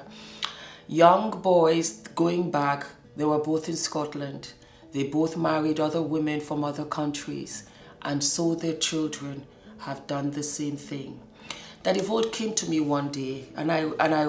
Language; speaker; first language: English; native; English